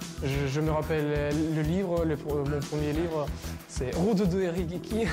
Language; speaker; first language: French; non-native, fluent; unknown